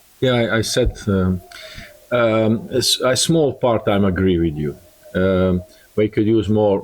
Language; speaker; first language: English; non-native, learner; Croatian